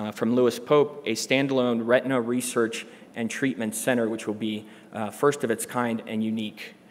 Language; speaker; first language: English; native; English